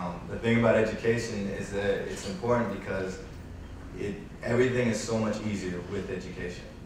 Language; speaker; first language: English; early bilingual, other home language; Spanish